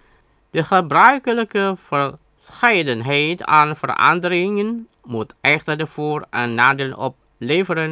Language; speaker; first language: Dutch; non-native, learner; Indonesian